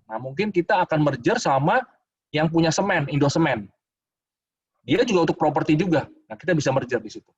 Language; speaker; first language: Indonesian; native; Indonesian